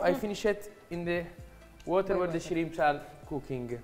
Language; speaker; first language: English; non-native, fluent; Italian